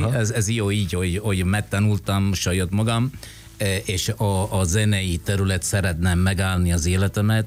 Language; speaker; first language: Hungarian; non-native, learner; Italian